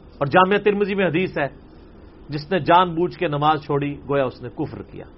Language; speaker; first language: Urdu; non-native, local second language; Punjabi